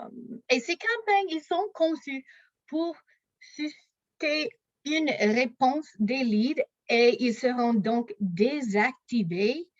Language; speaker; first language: French; non-native, local second language; English